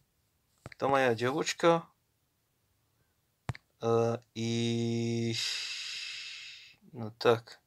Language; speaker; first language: Russian; non-native, learner; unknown